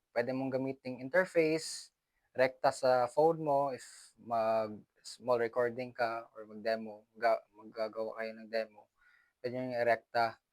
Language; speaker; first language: Filipino; non-native, local second language; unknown